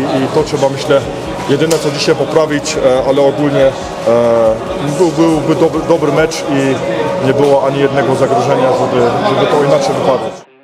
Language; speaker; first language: Polish; early bilingual, heritage; German